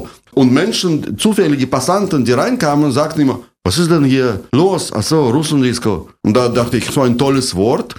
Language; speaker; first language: German; non-native, fluent; Russian